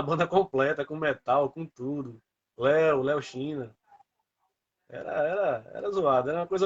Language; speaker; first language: Portuguese; native; Portuguese